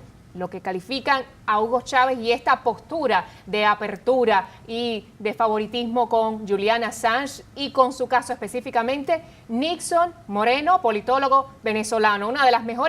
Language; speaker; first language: Spanish; native; Spanish